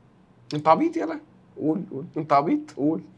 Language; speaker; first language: Arabic; native; Arabic